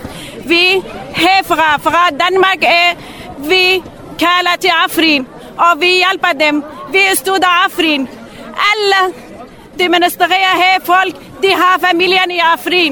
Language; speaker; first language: Danish; non-native, learner; Kurdish